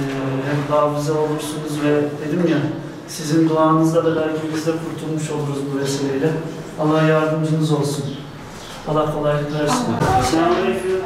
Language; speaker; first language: Turkish; native; Turkish